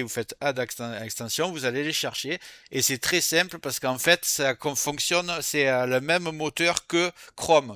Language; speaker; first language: French; native; French